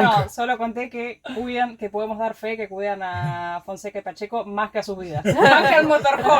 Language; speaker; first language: Spanish; native; Spanish